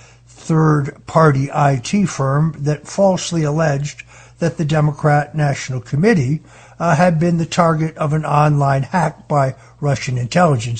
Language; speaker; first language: English; native; English